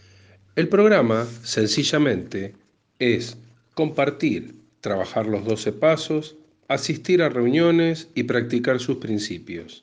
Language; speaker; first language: Spanish; native; Spanish